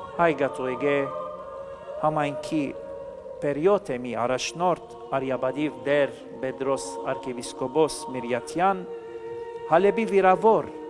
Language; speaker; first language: Armenian; native; Armenian